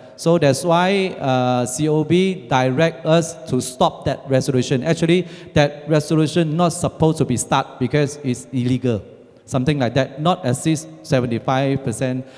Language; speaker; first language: English; non-native, local second language; Chinese